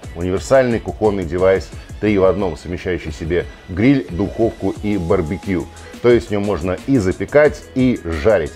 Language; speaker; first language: Russian; native; Russian